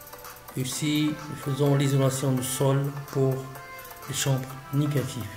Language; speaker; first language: French; non-native, local second language; Arabic